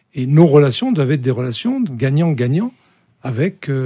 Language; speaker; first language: French; native; French